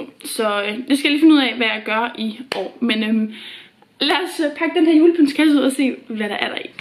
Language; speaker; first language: Danish; native; Danish